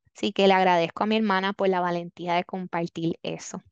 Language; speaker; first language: Spanish; native; Spanish